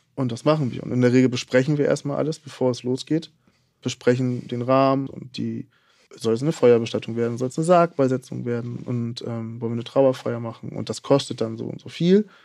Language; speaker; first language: German; native; German